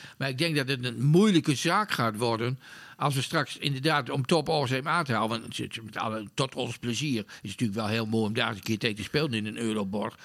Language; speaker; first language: Dutch; native; Dutch